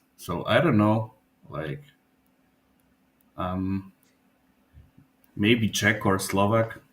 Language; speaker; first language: English; non-native, fluent; Polish